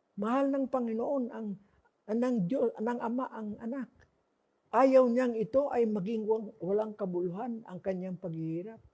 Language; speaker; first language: Filipino; non-native, local second language; Cebuano